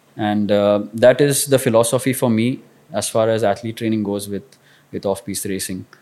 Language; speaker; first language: English; non-native, local second language; Marathi